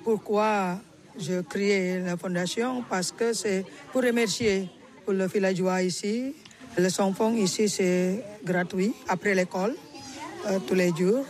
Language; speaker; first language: French; non-native, learner; Balinese